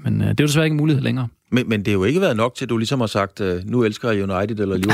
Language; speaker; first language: Danish; native; Danish